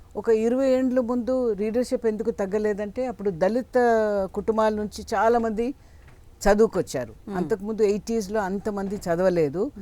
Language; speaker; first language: Telugu; non-native, local second language; Tamil